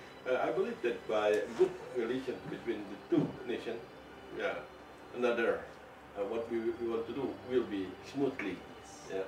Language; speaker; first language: English; non-native, fluent; Indonesian